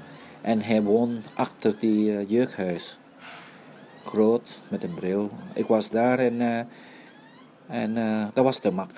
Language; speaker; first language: Dutch; early bilingual, other home language; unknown